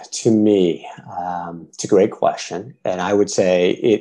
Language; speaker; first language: English; native; English